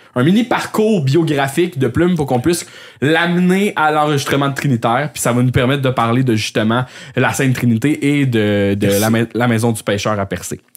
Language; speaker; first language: French; native; French